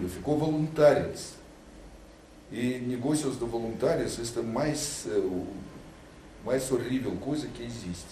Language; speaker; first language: Portuguese; non-native, learner; Russian